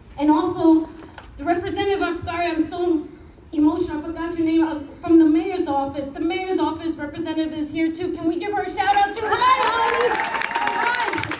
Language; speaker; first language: English; native; English